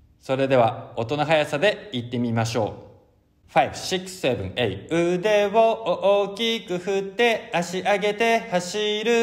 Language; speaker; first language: Japanese; native; Japanese